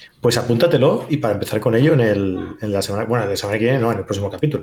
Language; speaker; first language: Spanish; native; Spanish